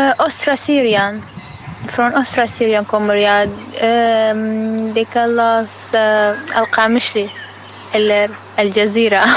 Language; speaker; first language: Swedish; non-native, learner; Arabic